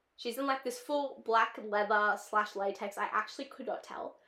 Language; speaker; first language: English; native; English